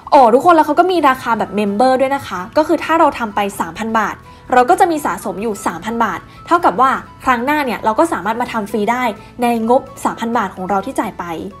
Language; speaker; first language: Thai; native; Thai